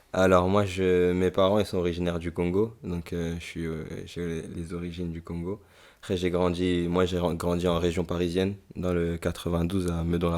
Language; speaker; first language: French; early bilingual, other home language; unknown